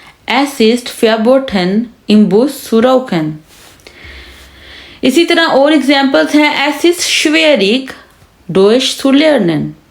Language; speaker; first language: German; non-native, fluent; Urdu